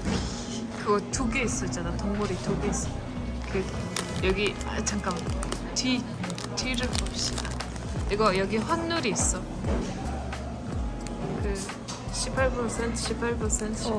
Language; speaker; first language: Korean; non-native, learner; Kazakh